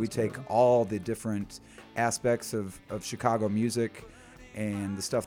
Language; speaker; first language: English; native; English